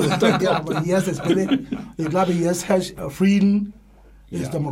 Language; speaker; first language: German; non-native, learner; English